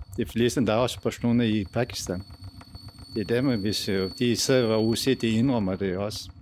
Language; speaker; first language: Danish; early bilingual, other home language; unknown